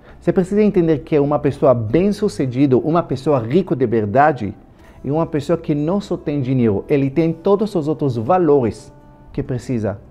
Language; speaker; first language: Portuguese; non-native, fluent; Hebrew